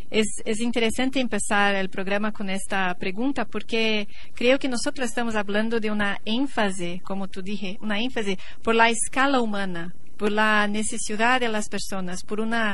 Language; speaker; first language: Spanish; non-native, learner; Portuguese